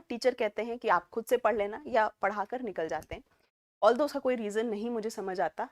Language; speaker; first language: Hindi; native; Hindi